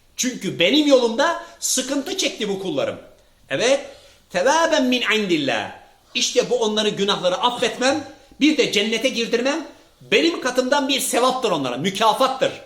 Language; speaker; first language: Turkish; early bilingual, heritage; Turkish